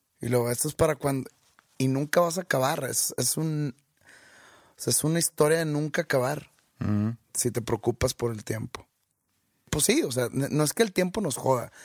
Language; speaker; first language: Spanish; native; Spanish